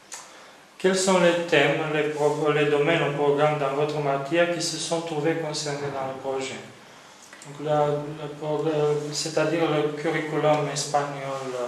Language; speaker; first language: French; non-native, fluent; Romanian